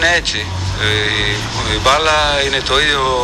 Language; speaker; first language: Greek; non-native, fluent; Spanish